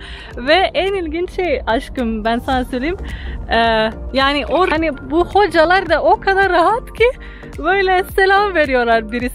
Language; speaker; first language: Turkish; non-native, fluent; Slovenian